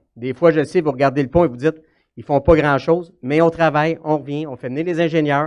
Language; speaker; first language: French; native; French